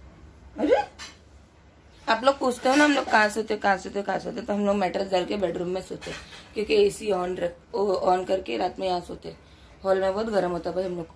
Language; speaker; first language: Hindi; native; Hindi